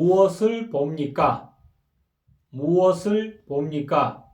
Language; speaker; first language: Korean; non-native, fluent; Kyrgyz